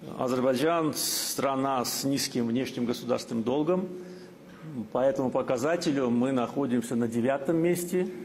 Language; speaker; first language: Russian; non-native, local second language; Azerbaijani